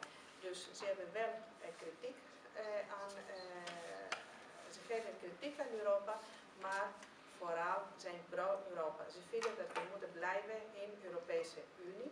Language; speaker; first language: Dutch; non-native, fluent; Greek